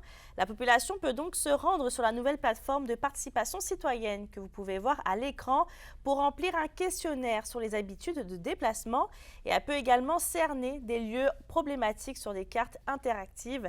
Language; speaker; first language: French; native; French